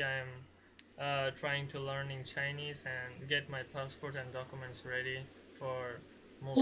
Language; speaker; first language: English; non-native, learner; Bangla